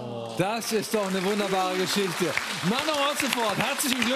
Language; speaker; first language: German; native; German